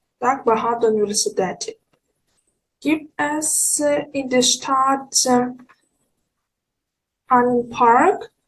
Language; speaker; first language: German; non-native, learner; Ukrainian